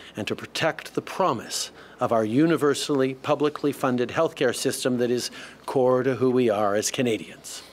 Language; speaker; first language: English; native; English